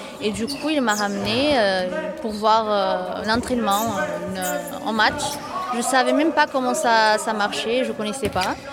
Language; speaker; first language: French; non-native, fluent; Portuguese